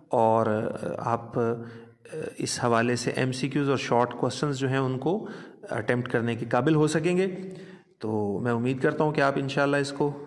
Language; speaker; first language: Urdu; non-native, local second language; Punjabi